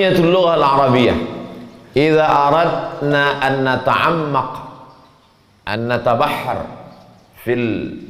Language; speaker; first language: Arabic; non-native, fluent; Indonesian